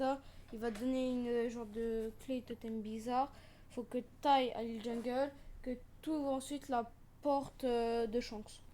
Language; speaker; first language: French; native; French